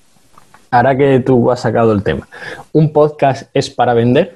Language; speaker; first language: Spanish; native; Spanish